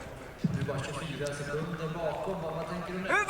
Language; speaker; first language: Swedish; native; Swedish